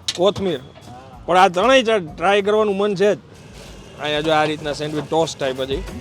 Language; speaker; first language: Gujarati; native; Gujarati